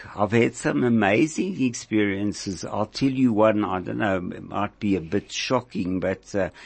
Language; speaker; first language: English; native; English